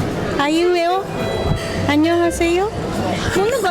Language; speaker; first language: Korean; non-native, learner; Japanese